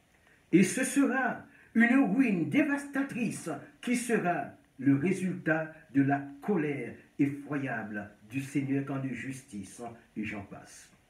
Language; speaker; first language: French; non-native, local second language; Haitian Creole